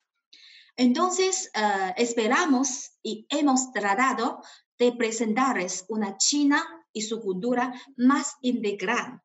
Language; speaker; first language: Spanish; non-native, fluent; Chinese